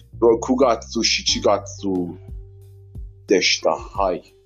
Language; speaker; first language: Japanese; non-native, learner; Persian